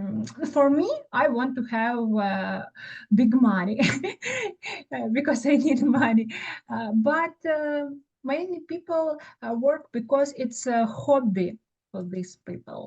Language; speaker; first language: English; non-native, learner; Ukrainian